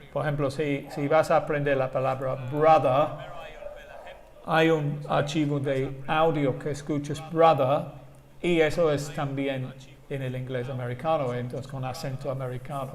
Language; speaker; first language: Spanish; non-native, fluent; English